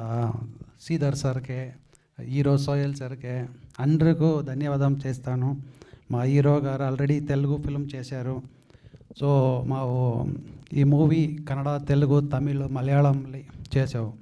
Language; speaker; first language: Telugu; non-native, learner; Kannada